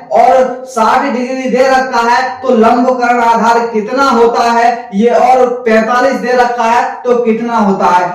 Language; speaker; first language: Hindi; native; Hindi